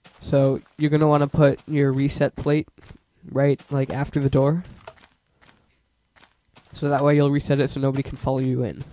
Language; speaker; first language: English; native; English